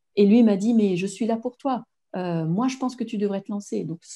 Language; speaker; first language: French; native; French